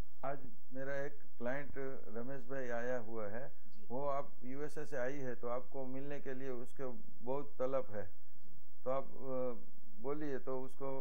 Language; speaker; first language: Hindi; non-native, local second language; Gujarati